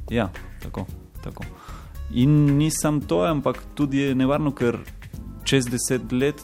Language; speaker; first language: Slovenian; non-native, learner; Spanish